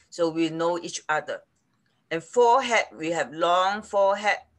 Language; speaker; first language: English; non-native, fluent; Chinese